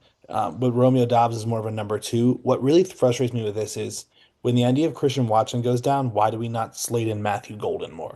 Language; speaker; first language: English; native; English